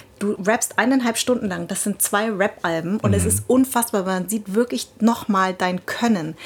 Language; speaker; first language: German; early bilingual, other home language; Vietnamese